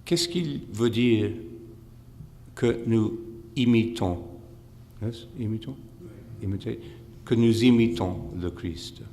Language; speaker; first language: French; non-native, fluent; English